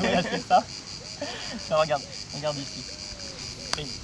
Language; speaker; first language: French; native; French